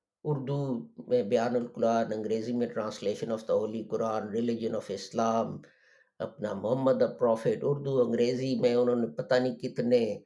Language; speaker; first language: Urdu; native; Urdu